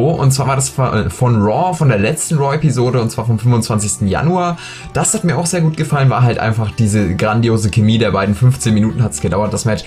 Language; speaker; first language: German; native; German